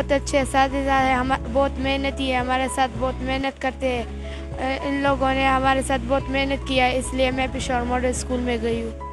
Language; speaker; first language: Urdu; non-native, local second language; Pashto